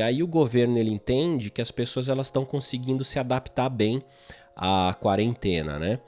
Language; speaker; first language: Portuguese; native; Portuguese